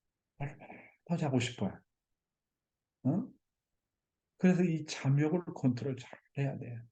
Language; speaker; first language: Korean; native; Korean